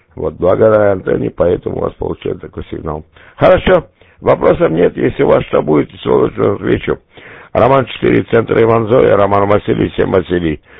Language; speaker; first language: Russian; native; Russian